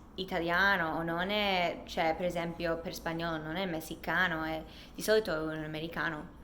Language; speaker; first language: Italian; non-native, fluent; English